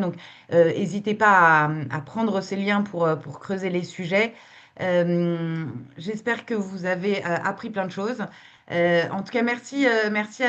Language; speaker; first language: French; native; French